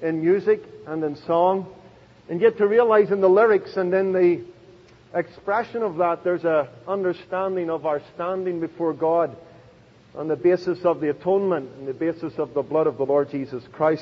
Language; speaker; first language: English; native; English